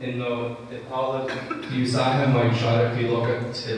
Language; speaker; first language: Arabic; non-native, fluent; English